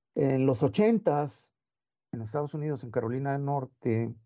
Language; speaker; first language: Spanish; native; Spanish